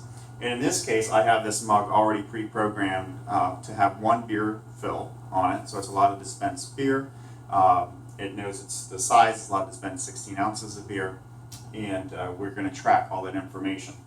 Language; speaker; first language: English; native; English